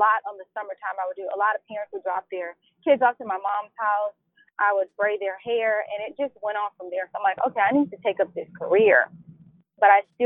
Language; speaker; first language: English; native; English